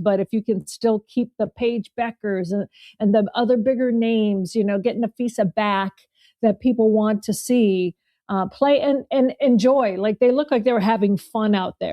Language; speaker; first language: English; native; English